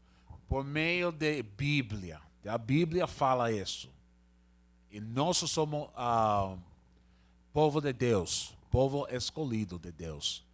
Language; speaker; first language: Portuguese; non-native, learner; Spanish